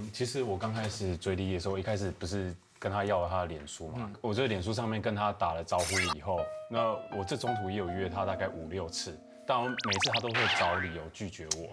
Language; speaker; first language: Chinese; native; Chinese